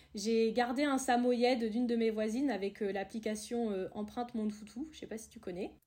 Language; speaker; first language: French; native; French